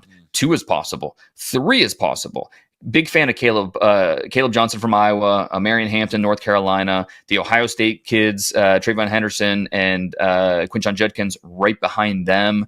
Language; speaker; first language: English; native; English